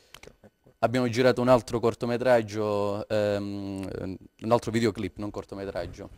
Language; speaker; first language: Italian; native; Italian